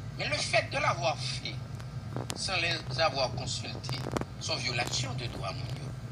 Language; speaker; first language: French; non-native, local second language; Haitian Creole